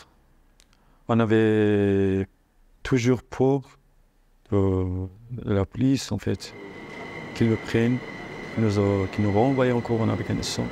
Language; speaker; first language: French; non-native, fluent; Persian